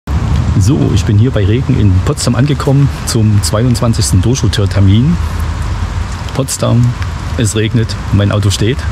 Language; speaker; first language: German; native; German